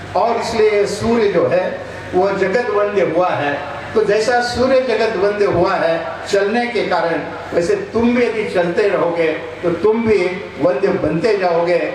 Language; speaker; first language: Hindi; non-native, local second language; Marathi